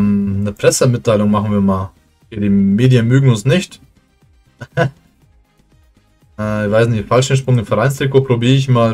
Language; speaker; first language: German; native; German